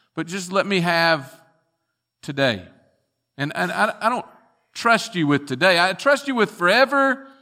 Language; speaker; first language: English; native; English